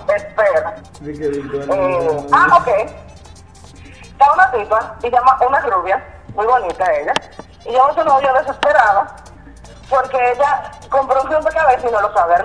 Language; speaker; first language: Spanish; native; Spanish